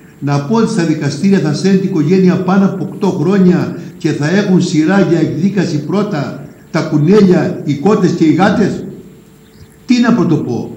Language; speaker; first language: Greek; native; Greek